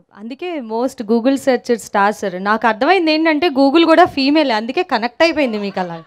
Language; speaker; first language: Telugu; native; Telugu